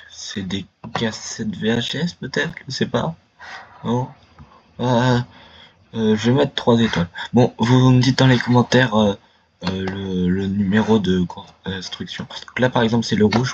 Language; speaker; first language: French; native; French